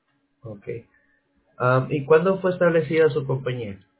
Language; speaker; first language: Spanish; native; Spanish